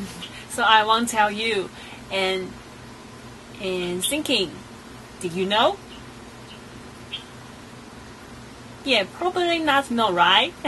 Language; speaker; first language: English; non-native, learner; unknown